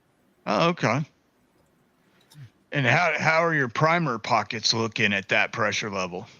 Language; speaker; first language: English; native; English